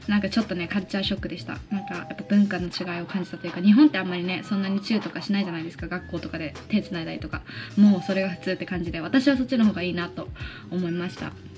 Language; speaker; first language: Japanese; early bilingual, heritage; Japanese